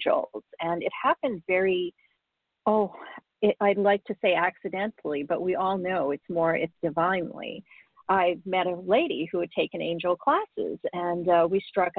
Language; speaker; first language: English; native; English